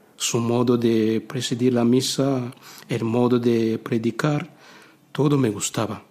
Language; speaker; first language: Spanish; non-native, fluent; Kinyarwanda